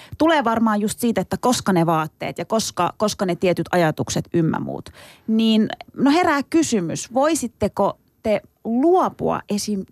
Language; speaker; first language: Finnish; early bilingual, other home language; Turkish